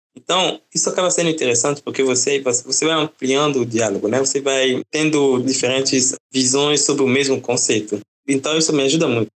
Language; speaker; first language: Portuguese; non-native, fluent; French